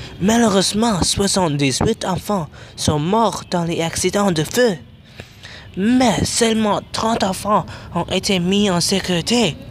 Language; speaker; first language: French; non-native, learner; English